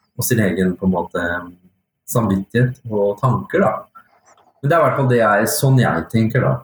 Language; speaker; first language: Norwegian; early bilingual, other home language; Urdu